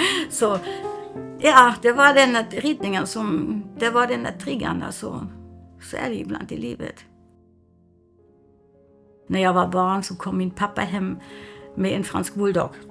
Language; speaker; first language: Swedish; non-native, fluent; German